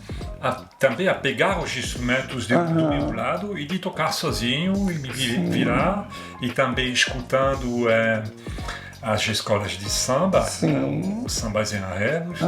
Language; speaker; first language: Portuguese; non-native, fluent; French